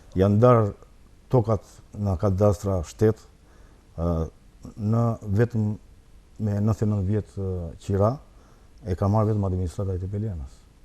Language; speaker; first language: Albanian; native; Albanian